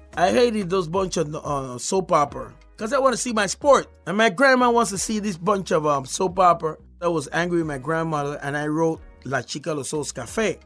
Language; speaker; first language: English; non-native, fluent; Spanish